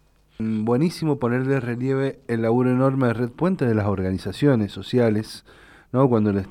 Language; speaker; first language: Spanish; native; Spanish